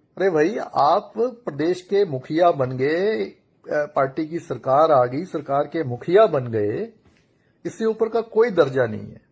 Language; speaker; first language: Hindi; native; Hindi